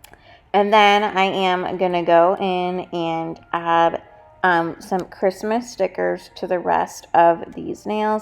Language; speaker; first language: English; native; English